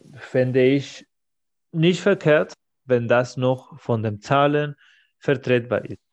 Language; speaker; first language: German; non-native, fluent; Spanish